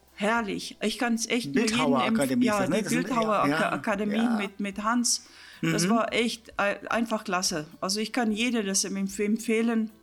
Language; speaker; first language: German; non-native, fluent; Afrikaans